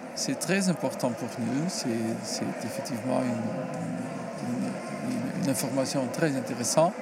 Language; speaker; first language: French; non-native, learner; Portuguese